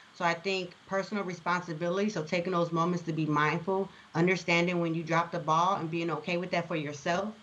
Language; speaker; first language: English; native; English